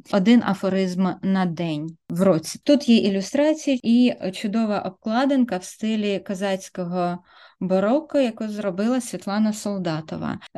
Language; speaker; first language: Ukrainian; native; Ukrainian